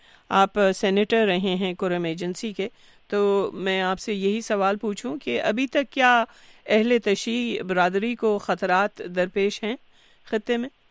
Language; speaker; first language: Urdu; native; Urdu